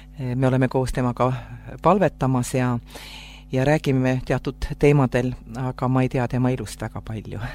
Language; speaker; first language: Estonian; native; Estonian